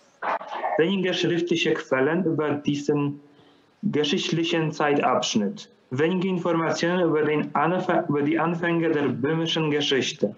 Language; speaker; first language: German; non-native, fluent; Polish